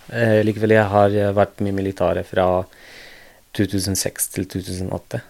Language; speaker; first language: Norwegian; non-native, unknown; Arabic